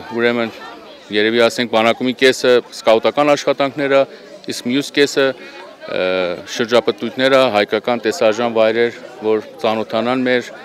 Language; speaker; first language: Armenian; early bilingual, heritage; Armenian